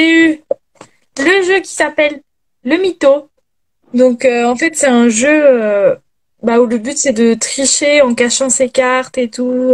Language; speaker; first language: French; native; French